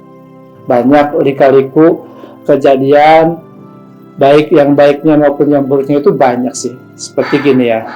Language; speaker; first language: Indonesian; non-native, local second language; Sundanese